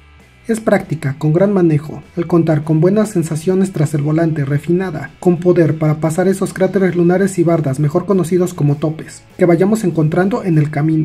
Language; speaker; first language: Spanish; native; Spanish